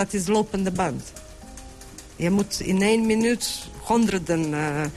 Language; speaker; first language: Dutch; non-native, fluent; Bosnian